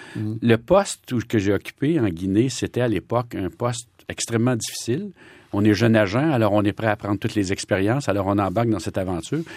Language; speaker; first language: French; native; French